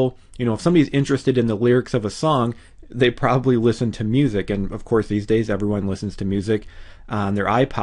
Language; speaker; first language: English; native; English